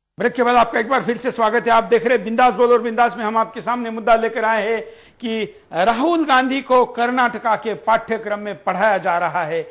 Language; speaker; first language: Hindi; non-native, local second language; Marathi